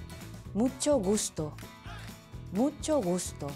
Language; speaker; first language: Spanish; non-native, fluent; Japanese